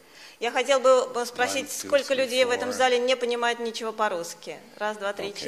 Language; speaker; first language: Russian; native; Russian